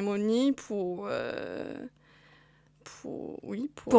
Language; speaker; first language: French; non-native, fluent; English